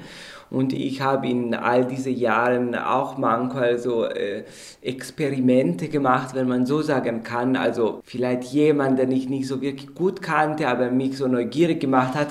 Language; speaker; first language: German; non-native, fluent; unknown